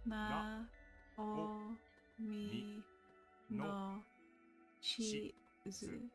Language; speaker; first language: Japanese; non-native, learner; English